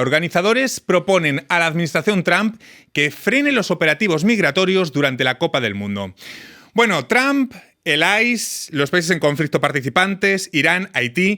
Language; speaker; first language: Spanish; native; Spanish